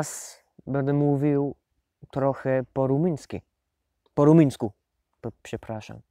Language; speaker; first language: Polish; non-native, learner; French